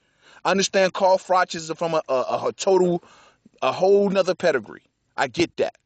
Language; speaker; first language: English; native; English